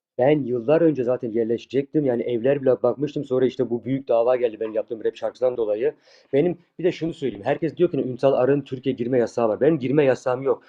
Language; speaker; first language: Turkish; early bilingual, heritage; Turkish